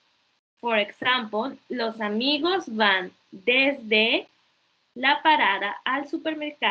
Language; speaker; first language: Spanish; non-native, learner; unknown